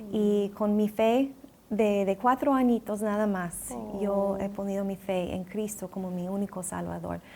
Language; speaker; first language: Spanish; non-native, fluent; English